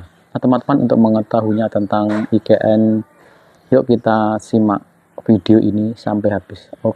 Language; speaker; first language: Indonesian; native; Indonesian